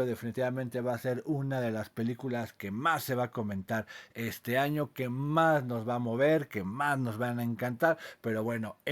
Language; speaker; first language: Spanish; native; Spanish